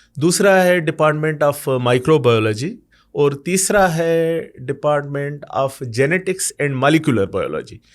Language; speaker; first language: Urdu; non-native, local second language; Sindhi